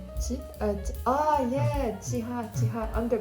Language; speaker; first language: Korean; non-native, learner; English